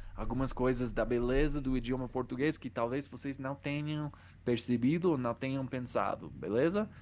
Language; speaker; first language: Portuguese; non-native, fluent; English